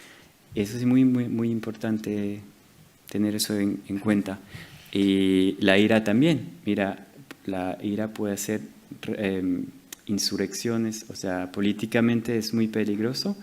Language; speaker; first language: Spanish; non-native, fluent; French